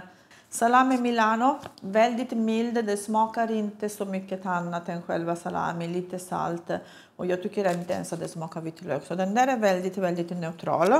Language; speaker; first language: Swedish; non-native, fluent; Italian